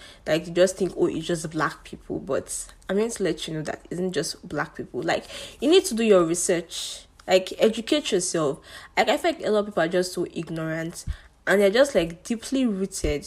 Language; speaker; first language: English; non-native, local second language; Yoruba